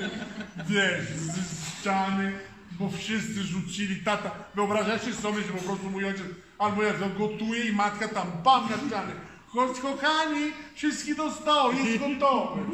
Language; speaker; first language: Polish; non-native, fluent; Italian